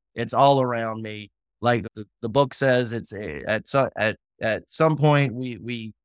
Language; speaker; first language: English; native; English